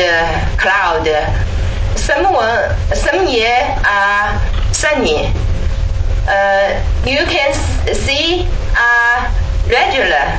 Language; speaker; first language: English; non-native, learner; Chinese